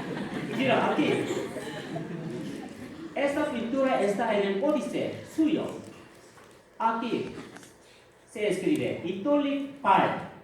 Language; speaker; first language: Spanish; non-native, fluent; Korean